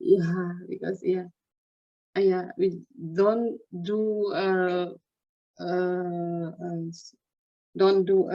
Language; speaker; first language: English; non-native, learner; Indonesian